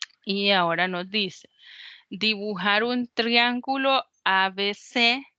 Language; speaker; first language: Spanish; native; Spanish